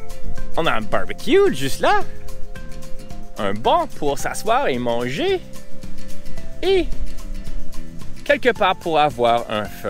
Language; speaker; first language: French; non-native, local second language; English